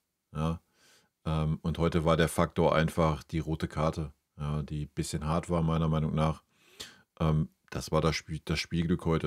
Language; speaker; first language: German; native; German